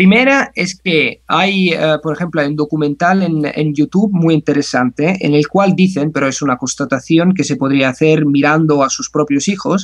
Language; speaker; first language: Spanish; non-native, fluent; Italian